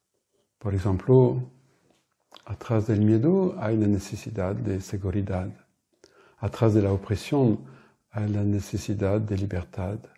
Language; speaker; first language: Spanish; non-native, fluent; French